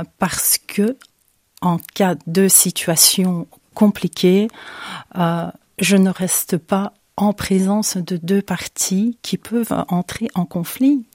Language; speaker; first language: French; non-native, fluent; Ukrainian